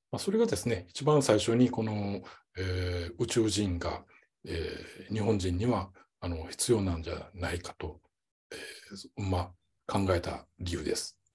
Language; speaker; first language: Japanese; native; Japanese